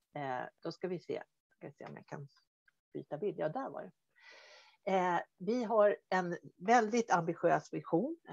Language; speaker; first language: Swedish; native; Swedish